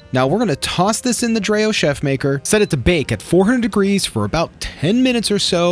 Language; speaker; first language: English; native; English